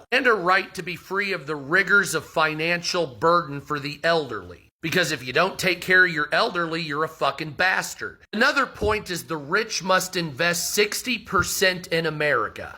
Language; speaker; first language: English; native; English